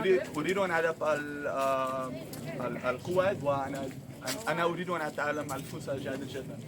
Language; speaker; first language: Arabic; non-native, learner; Dutch